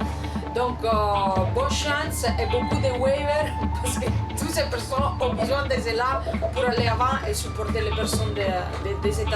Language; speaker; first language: French; non-native, learner; Italian